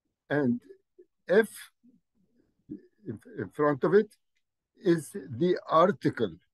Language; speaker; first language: English; non-native, fluent; Arabic